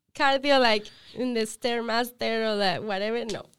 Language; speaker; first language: English; non-native, learner; Spanish